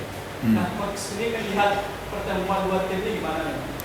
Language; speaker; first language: Indonesian; native; Indonesian